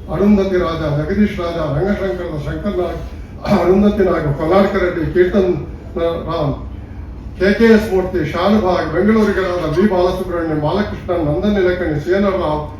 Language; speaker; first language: Kannada; non-native, local second language; Tulu